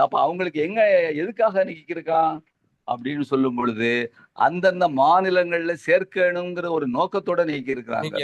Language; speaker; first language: Tamil; native; Tamil